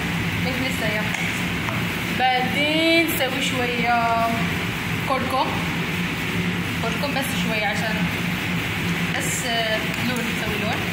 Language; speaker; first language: Arabic; non-native, learner; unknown